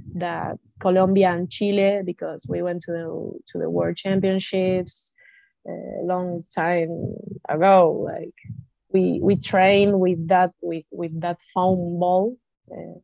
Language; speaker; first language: English; non-native, fluent; Spanish